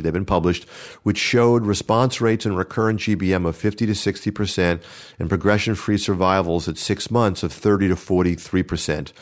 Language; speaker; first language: English; native; English